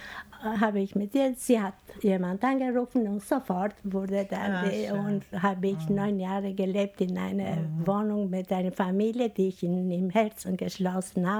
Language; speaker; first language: German; non-native, fluent; Albanian